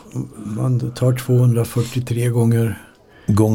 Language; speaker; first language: Swedish; native; Swedish